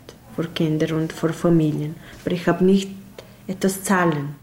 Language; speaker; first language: German; non-native, learner; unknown